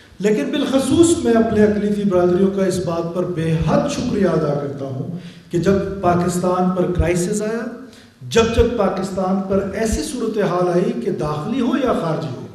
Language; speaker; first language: Urdu; non-native, local second language; Baluchi